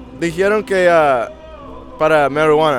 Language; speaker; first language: Spanish; early bilingual, heritage; English